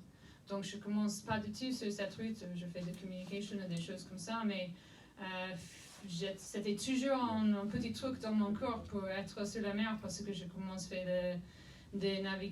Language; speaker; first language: French; non-native, fluent; English